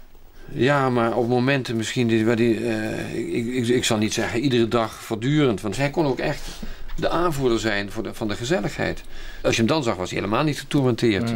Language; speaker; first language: Dutch; native; Dutch